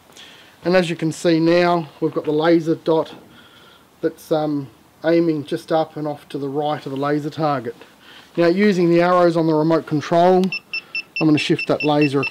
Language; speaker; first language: English; native; English